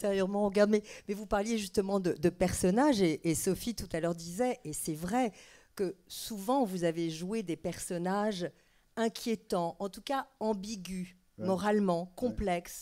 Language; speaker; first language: French; native; French